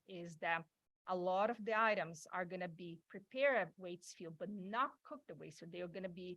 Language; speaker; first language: English; non-native, fluent; Portuguese